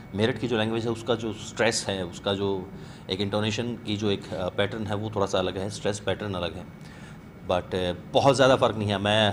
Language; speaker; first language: Hindi; native; Hindi